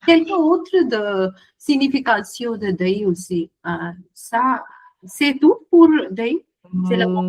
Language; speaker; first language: French; non-native, learner; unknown